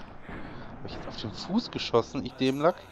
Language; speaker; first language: German; native; German